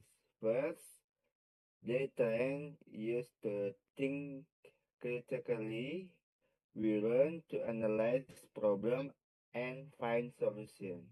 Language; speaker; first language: English; non-native, learner; Indonesian